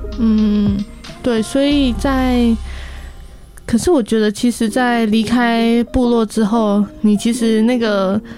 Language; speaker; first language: Chinese; non-native, local second language; Amis